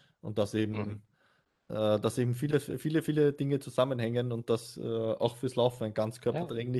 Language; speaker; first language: German; native; German